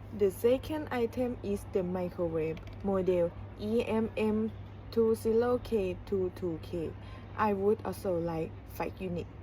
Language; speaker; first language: English; non-native, learner; Thai